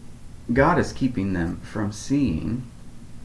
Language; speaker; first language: English; native; English